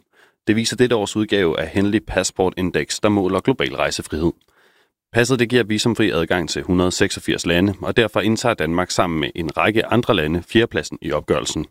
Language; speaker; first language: Danish; native; Danish